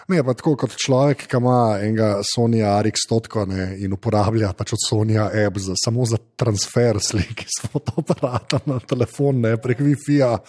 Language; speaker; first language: Slovenian; native; Slovenian